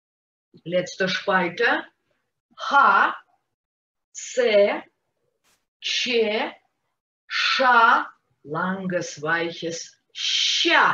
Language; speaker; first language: German; non-native, fluent; Russian